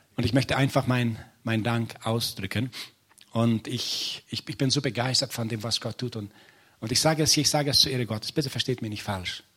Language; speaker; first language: German; non-native, fluent; Portuguese